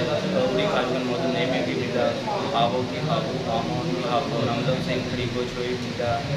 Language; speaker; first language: Korean; non-native, learner; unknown